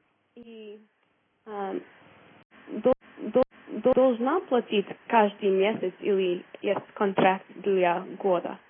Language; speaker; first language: Russian; non-native, learner; English